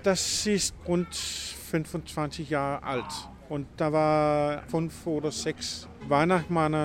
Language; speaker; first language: German; non-native, learner; Danish